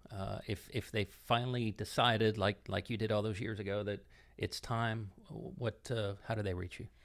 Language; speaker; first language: English; non-native, fluent; Dutch